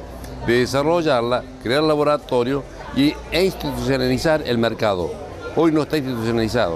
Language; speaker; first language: Spanish; native; Spanish